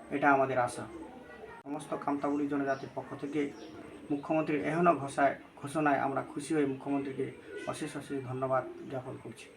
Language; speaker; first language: Bangla; non-native, local second language; Rangpuri